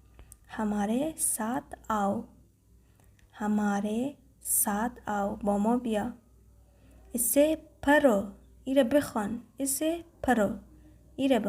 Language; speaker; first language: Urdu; non-native, fluent; Persian